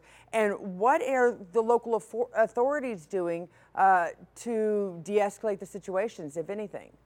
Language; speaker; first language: English; native; English